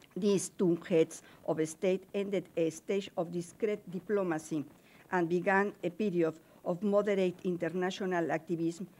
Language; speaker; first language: English; non-native, fluent; Spanish